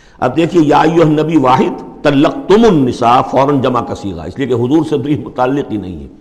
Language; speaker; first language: Urdu; native; Urdu